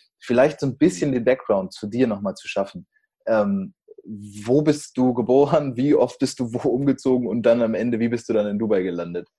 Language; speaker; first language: German; native; German